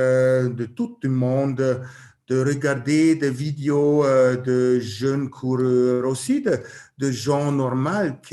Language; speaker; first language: French; non-native, learner; German